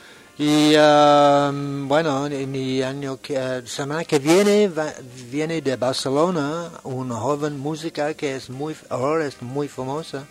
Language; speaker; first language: Spanish; non-native, learner; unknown